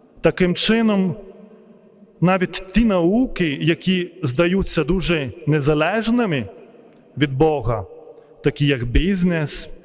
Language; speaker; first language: Ukrainian; non-native, fluent; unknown